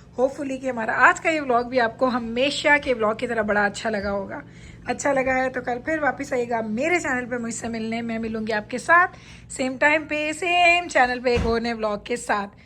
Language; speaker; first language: Urdu; non-native, local second language; Punjabi